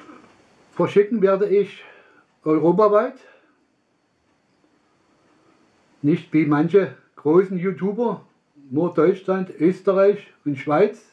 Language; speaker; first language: German; non-native, learner; Russian